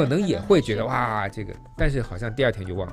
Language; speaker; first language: Chinese; native; Chinese